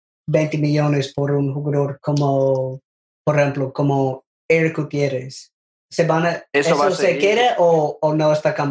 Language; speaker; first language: Spanish; non-native, learner; English